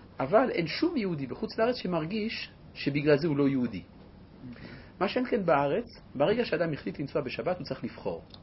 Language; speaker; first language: Hebrew; non-native, fluent; French